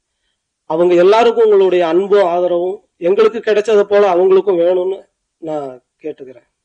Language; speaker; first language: Tamil; native; Tamil